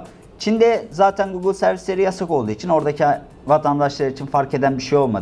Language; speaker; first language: Turkish; native; Turkish